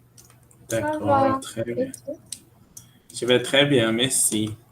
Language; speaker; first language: French; non-native, fluent; Portuguese